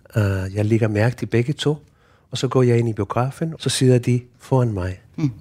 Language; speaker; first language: Danish; non-native, fluent; Spanish